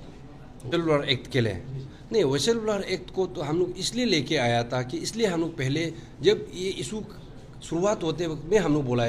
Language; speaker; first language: Hindi; non-native, local second language; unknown